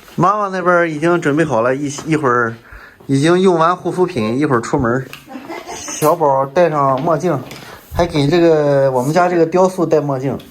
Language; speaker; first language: Chinese; native; Chinese